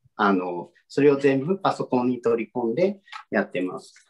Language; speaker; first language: Japanese; native; Japanese